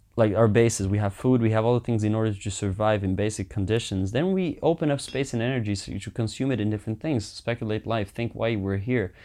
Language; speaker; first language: English; early bilingual, heritage; Finnish